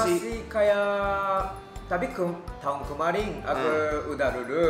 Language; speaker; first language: Indonesian; non-native, fluent; Japanese